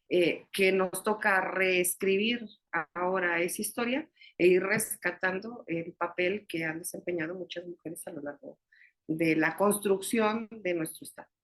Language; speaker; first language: Spanish; native; Spanish